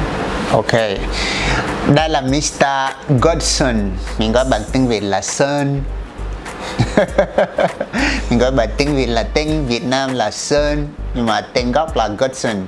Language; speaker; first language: Vietnamese; non-native, fluent; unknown